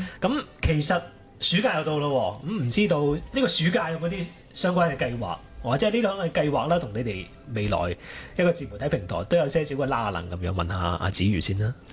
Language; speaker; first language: Cantonese; native; Cantonese